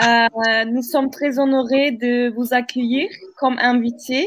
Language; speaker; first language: French; non-native, fluent; Turkish